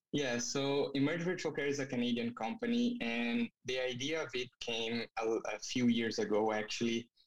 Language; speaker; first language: English; non-native, fluent; Portuguese